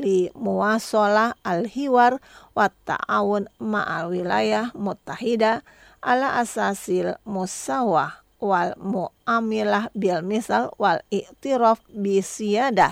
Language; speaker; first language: Arabic; non-native, fluent; Indonesian